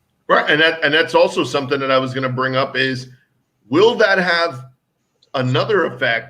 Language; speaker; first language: English; native; English